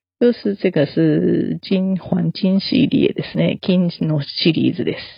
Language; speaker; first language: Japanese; non-native, fluent; Chinese